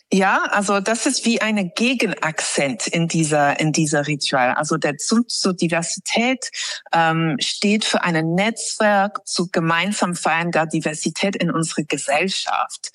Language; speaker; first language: German; non-native, fluent; English